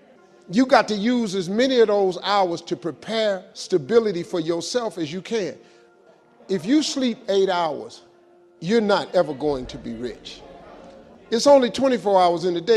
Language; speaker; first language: English; native; English